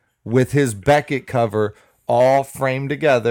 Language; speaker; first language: English; native; English